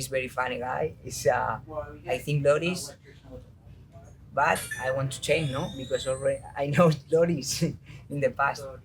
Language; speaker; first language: English; non-native, learner; Spanish